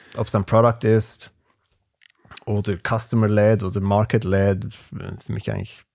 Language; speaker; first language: German; early bilingual, other home language; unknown